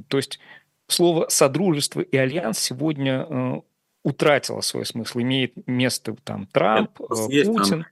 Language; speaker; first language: Russian; native; Russian